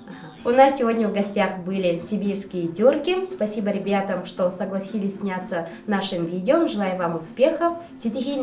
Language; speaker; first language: Russian; non-native, local second language; Yakut